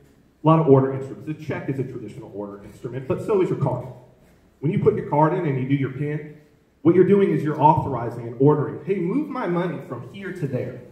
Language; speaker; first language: English; native; English